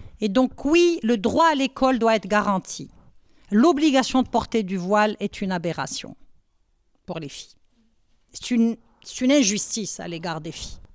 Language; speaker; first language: French; non-native, local second language; Arabic